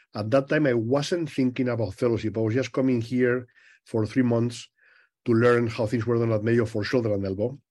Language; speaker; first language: English; non-native, fluent; Spanish